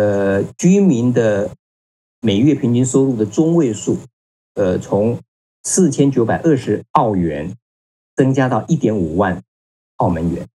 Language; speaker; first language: Chinese; native; Chinese